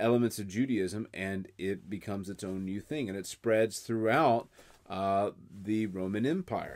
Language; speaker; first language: English; native; English